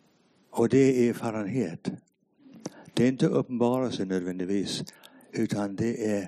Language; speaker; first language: Swedish; non-native, fluent; English